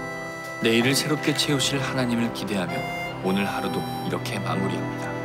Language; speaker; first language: Korean; native; Korean